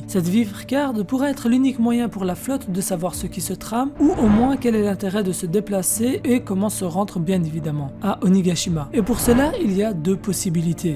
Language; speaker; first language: French; native; French